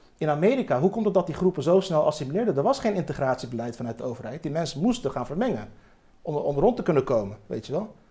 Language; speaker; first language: Dutch; early bilingual, other home language; Turkish